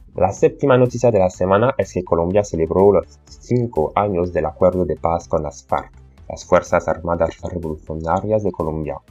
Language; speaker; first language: Spanish; non-native, fluent; French